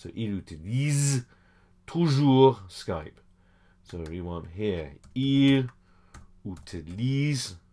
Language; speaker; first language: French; non-native, fluent; English